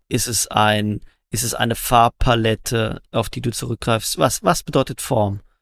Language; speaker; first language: German; native; German